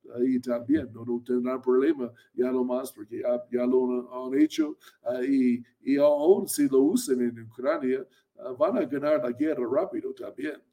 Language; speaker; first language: Spanish; non-native, fluent; English